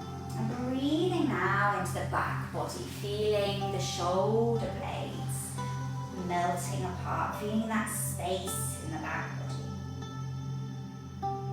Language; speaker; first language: English; native; English